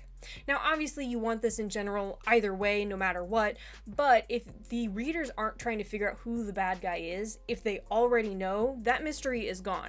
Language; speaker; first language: English; native; English